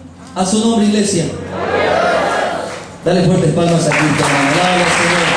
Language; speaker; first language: Spanish; native; Spanish